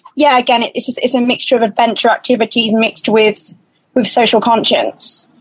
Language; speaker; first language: English; native; English